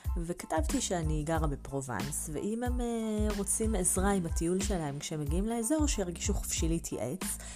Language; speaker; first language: Hebrew; native; Hebrew